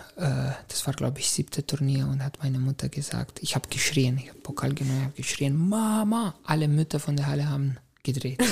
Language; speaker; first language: German; non-native, fluent; Romanian